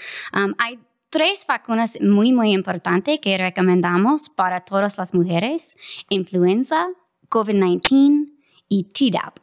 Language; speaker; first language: Spanish; non-native, fluent; English